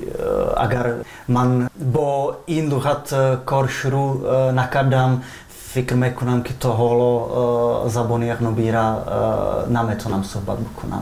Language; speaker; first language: Persian; non-native, fluent; Czech